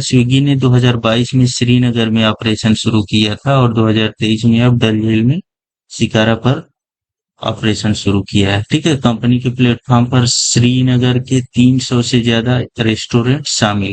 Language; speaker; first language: Hindi; native; Hindi